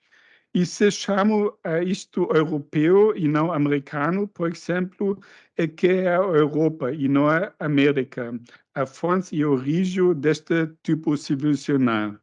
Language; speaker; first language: Portuguese; non-native, fluent; German